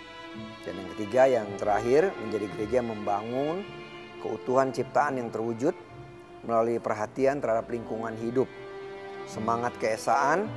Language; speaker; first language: Indonesian; native; Indonesian